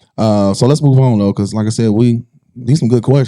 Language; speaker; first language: English; native; English